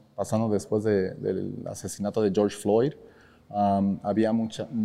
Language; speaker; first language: Spanish; early bilingual, heritage; Spanish